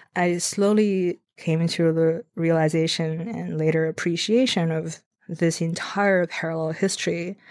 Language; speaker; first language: English; non-native, fluent; Chinese